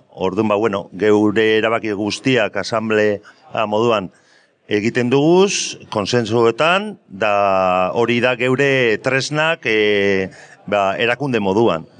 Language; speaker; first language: Basque; native; Basque